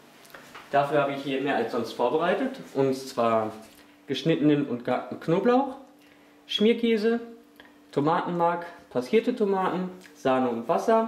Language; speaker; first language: German; native; German